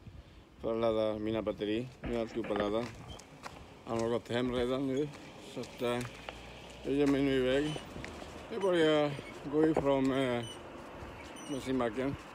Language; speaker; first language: Swedish; non-native, learner; Spanish